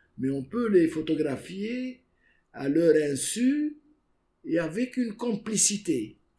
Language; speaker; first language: French; non-native, local second language; Arabic